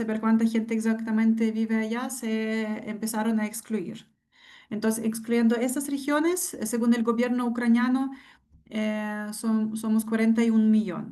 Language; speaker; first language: Spanish; non-native, fluent; Ukrainian